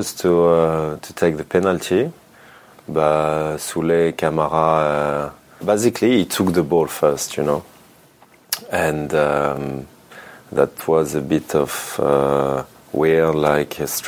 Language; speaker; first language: English; non-native, fluent; French